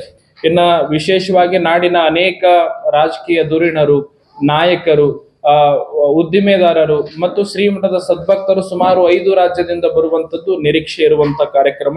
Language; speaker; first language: Kannada; native; Kannada